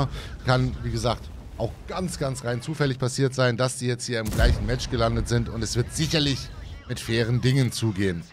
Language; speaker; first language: German; native; German